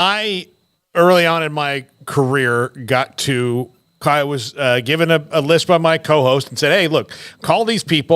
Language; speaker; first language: English; native; English